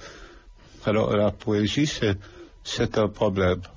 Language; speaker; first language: French; non-native, fluent; Lithuanian